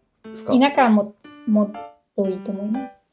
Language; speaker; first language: Japanese; non-native, learner; German